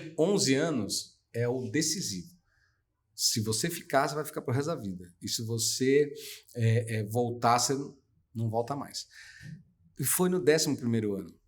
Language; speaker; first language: Portuguese; native; Portuguese